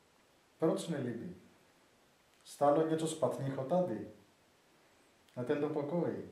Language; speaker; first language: Czech; non-native, learner; Greek